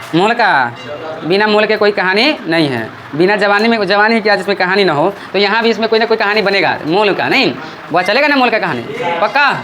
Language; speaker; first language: Hindi; native; Hindi